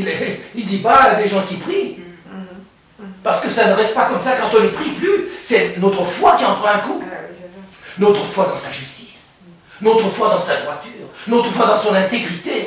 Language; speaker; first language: French; native; French